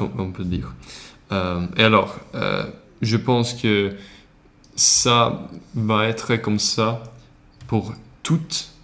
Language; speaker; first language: French; non-native, learner; Swedish